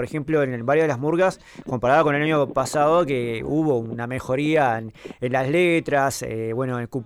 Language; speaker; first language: Spanish; native; Spanish